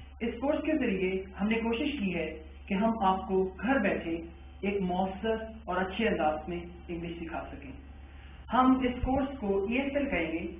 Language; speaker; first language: Urdu; native; Urdu